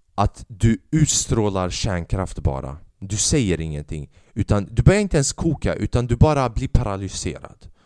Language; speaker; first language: Swedish; early bilingual, other home language; Albanian